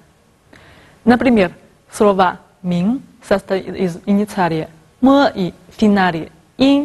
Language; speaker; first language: Russian; non-native, fluent; Chinese